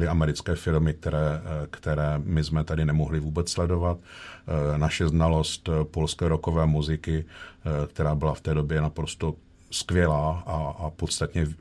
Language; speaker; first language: Czech; native; Czech